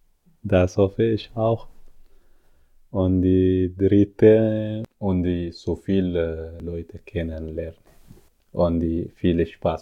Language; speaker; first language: German; non-native, learner; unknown